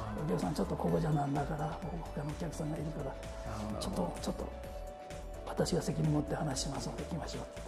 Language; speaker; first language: Japanese; native; Japanese